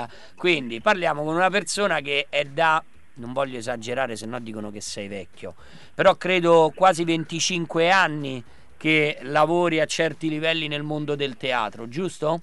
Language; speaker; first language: Italian; native; Italian